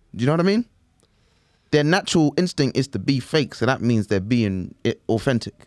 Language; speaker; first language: English; native; English